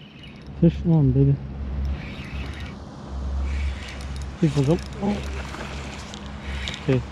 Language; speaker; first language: English; native; English